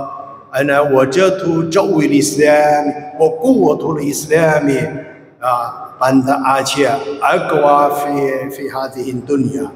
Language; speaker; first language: Arabic; non-native, fluent; Chinese